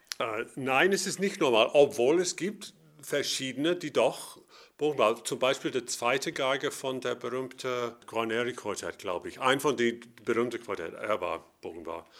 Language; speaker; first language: German; non-native, fluent; English